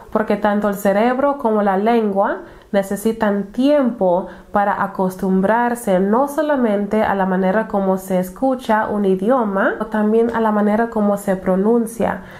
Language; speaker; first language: Spanish; non-native, fluent; English